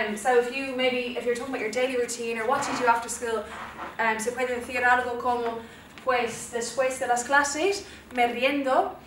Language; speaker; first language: Spanish; non-native, fluent; English